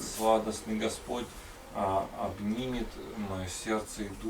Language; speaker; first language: Russian; native; Russian